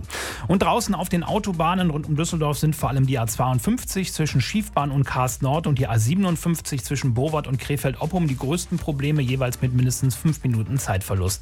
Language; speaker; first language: German; native; German